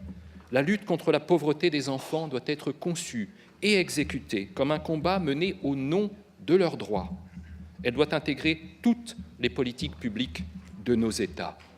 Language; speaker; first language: French; native; French